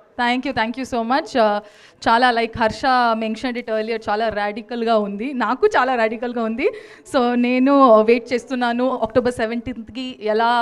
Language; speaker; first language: Telugu; non-native, learner; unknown